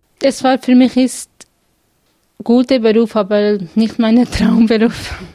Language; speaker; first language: German; non-native, learner; Kurdish